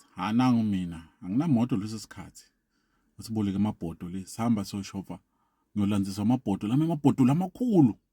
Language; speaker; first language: Zulu; non-native, local second language; Swati